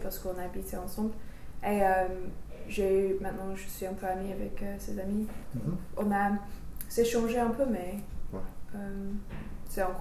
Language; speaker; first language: French; non-native, learner; English